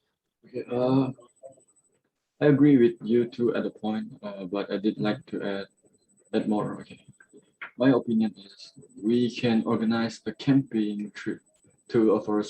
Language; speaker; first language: English; non-native, learner; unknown